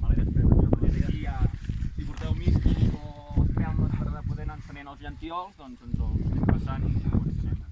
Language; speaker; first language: Catalan; native; Catalan